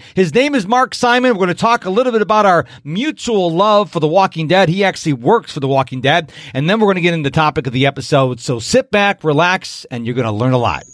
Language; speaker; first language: English; native; English